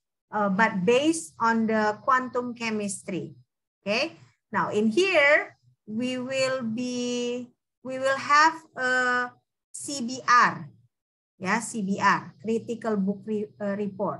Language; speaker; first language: English; non-native, fluent; Indonesian